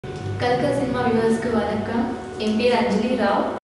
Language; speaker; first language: Tamil; non-native, local second language; Telugu